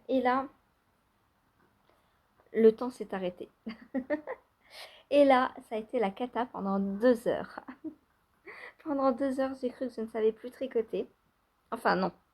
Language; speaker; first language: French; native; French